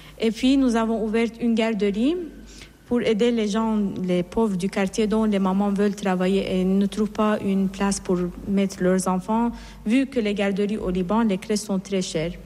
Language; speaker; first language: French; non-native, fluent; Persian